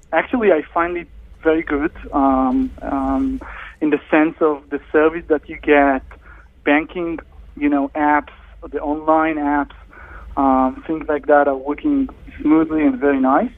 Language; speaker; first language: English; non-native, fluent; Hebrew